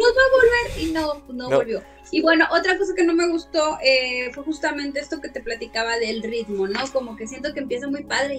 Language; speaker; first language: Spanish; native; Spanish